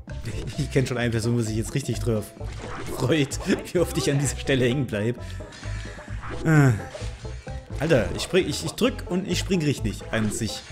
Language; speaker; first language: German; native; German